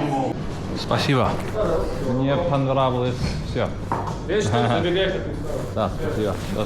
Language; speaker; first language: Russian; non-native, learner; English